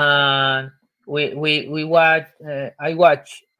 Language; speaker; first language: English; non-native, learner; Spanish